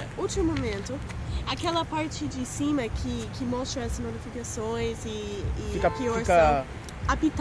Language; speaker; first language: Portuguese; non-native, fluent; English